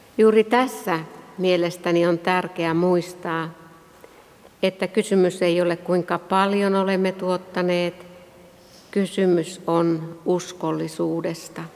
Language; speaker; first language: Finnish; native; Finnish